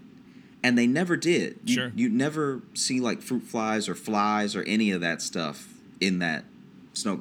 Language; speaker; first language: English; native; English